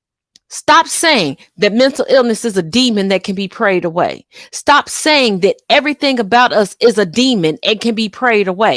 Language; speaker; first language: English; native; English